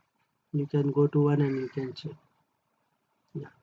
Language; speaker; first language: English; non-native, local second language; Marathi